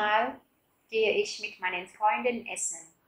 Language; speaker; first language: German; non-native, fluent; Vietnamese